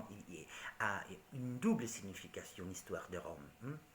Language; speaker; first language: French; non-native, learner; Italian